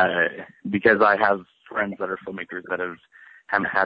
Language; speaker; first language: English; native; English